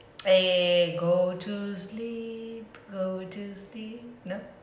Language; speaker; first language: English; non-native, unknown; Spanish